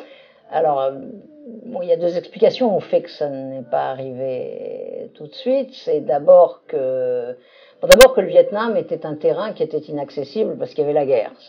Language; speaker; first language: French; native; French